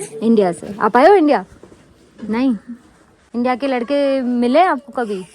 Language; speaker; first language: Hindi; native; Hindi